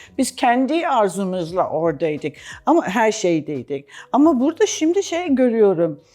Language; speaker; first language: Turkish; non-native, fluent; English